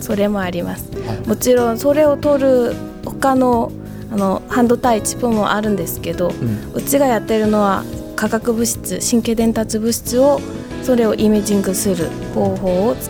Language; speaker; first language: Japanese; non-native, fluent; Korean